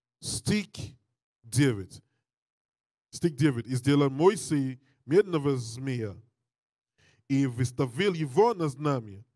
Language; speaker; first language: Russian; non-native, learner; English